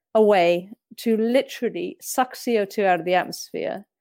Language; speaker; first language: English; native; English